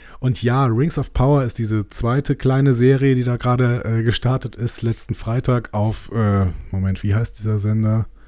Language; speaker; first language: German; native; German